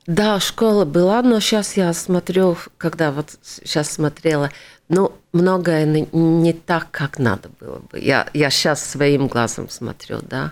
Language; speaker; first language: Russian; non-native, local second language; Latvian